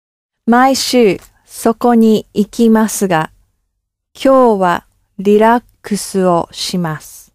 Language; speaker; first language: Japanese; non-native, learner; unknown